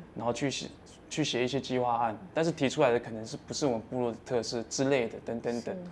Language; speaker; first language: Chinese; native; Chinese